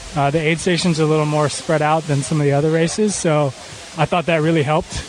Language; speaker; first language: English; native; English